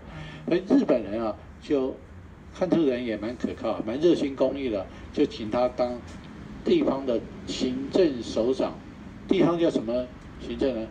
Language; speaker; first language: Chinese; native; Chinese